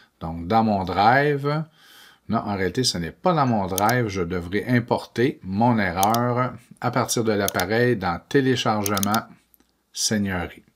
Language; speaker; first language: French; native; French